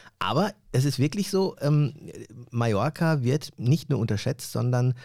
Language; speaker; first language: German; early bilingual, other home language; Turkish